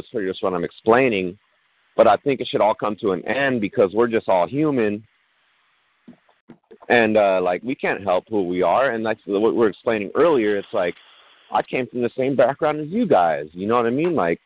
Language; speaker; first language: English; native; English